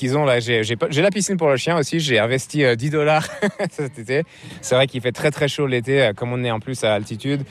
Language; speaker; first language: French; native; French